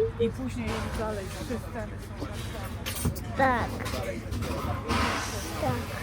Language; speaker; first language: Polish; non-native, learner; Ukrainian